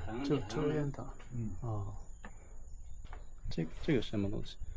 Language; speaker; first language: Chinese; non-native, learner; Japanese